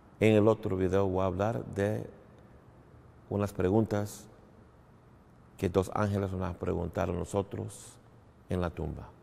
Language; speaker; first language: Spanish; early bilingual, heritage; English